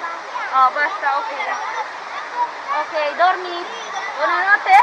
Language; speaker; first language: Italian; non-native, learner; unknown